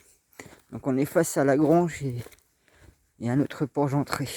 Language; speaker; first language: French; native; French